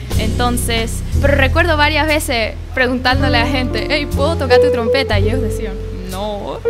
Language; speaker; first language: Spanish; early bilingual, heritage; Spanish